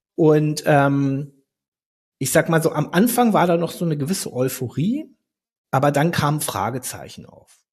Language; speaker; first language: German; native; German